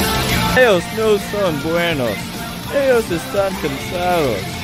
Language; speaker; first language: Spanish; non-native, learner; English